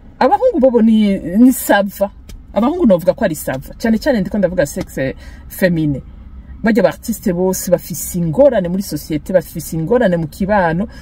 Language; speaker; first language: Rundi; native; Rundi